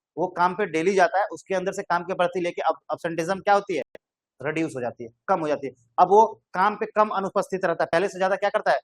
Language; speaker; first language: Hindi; native; Hindi